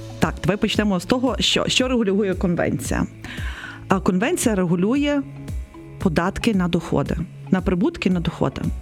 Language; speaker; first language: Ukrainian; native; Ukrainian